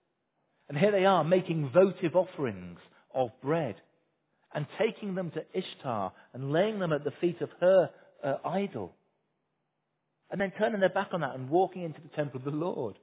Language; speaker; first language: English; native; English